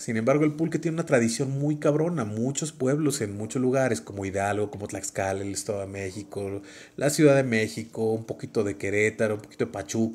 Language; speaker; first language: Spanish; native; Spanish